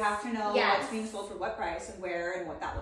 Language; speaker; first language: English; native; English